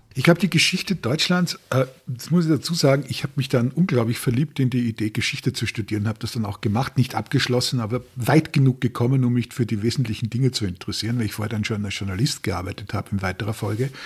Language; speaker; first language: German; native; German